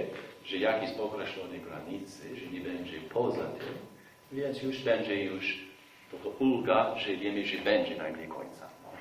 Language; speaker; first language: Polish; non-native, fluent; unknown